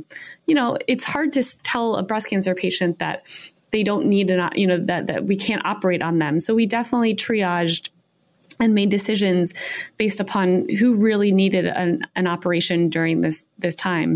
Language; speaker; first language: English; native; English